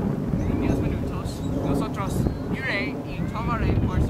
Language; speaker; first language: Spanish; non-native, learner; English